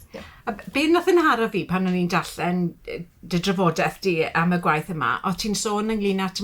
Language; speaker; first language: Welsh; native; Welsh